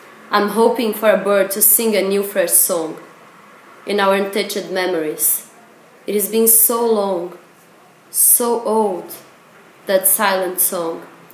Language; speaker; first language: English; non-native, fluent; Portuguese